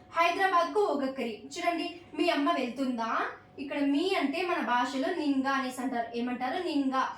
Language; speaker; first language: Telugu; non-native, local second language; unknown